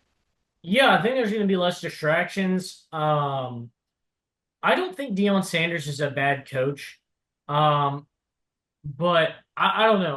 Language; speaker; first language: English; native; English